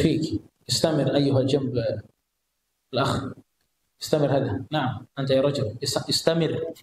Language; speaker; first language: Arabic; non-native, fluent; Indonesian